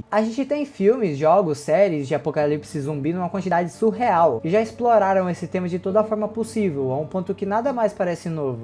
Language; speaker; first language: Portuguese; native; Portuguese